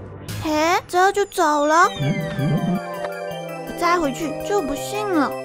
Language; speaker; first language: Chinese; native; Chinese